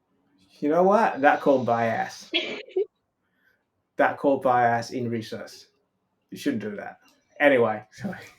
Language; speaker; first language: English; non-native, fluent; Vietnamese